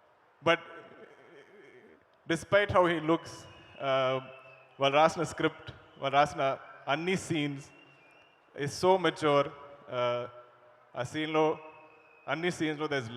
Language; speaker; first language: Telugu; non-native, learner; Malayalam